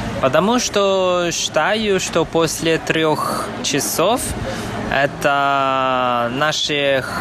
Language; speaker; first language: Russian; non-native, fluent; Chinese